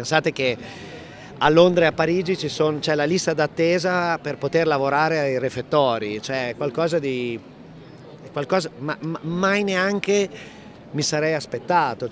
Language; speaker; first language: Italian; native; Italian